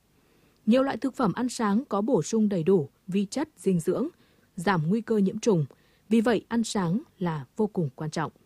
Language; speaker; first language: Vietnamese; native; Vietnamese